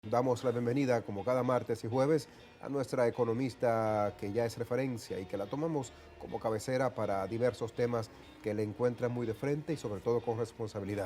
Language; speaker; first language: Spanish; native; Spanish